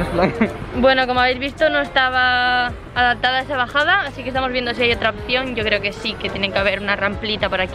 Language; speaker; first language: Spanish; native; Spanish